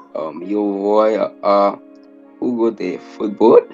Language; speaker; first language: Spanish; non-native, learner; English